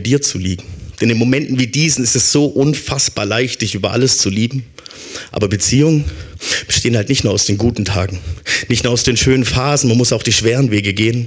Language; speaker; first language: German; native; German